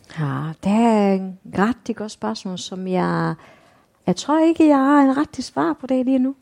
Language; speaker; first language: Danish; non-native, fluent; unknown